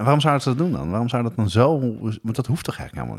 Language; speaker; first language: Dutch; native; Dutch